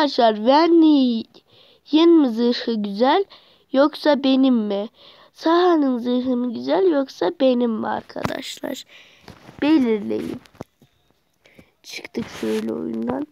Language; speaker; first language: Turkish; native; Turkish